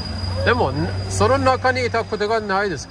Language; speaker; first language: Japanese; non-native, learner; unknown